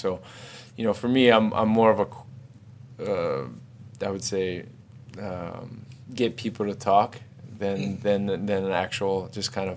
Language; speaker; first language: English; native; English